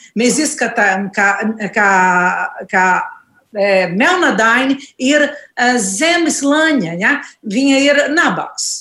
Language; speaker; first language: Latvian; non-native, learner; Portuguese